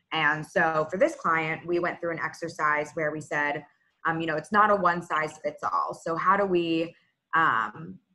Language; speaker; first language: English; native; English